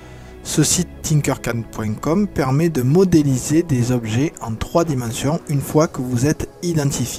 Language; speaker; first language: French; native; French